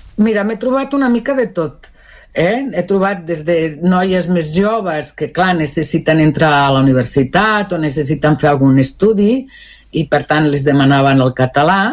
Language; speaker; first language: Catalan; non-native, local second language; Spanish